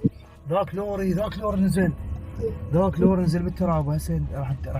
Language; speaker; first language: Arabic; native; Arabic